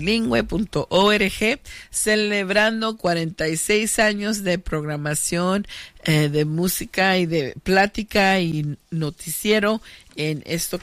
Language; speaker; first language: Spanish; native; Spanish